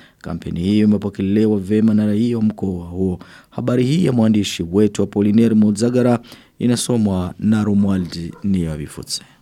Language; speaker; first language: Swahili; non-native, local second language; Rundi